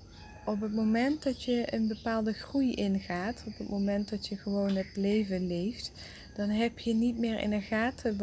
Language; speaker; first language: Dutch; native; Dutch